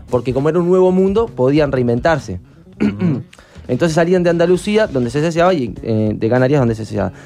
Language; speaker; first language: Spanish; native; Spanish